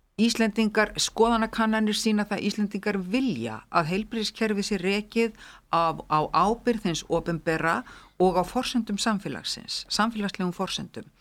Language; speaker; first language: Icelandic; native; Icelandic